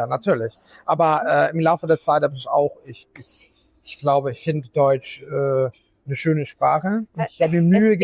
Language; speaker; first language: German; non-native, fluent; Italian